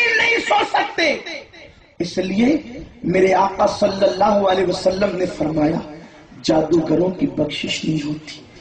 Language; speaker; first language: Urdu; native; Urdu